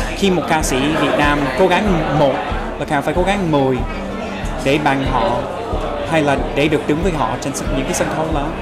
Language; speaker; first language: Vietnamese; non-native, fluent; English